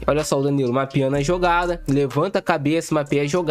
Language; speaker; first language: Portuguese; native; Portuguese